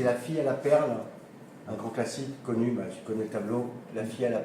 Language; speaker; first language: French; native; French